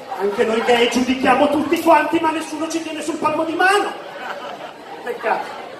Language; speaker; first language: Italian; native; Italian